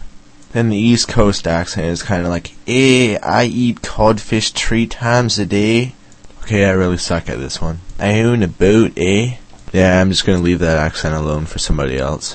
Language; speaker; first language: English; native; English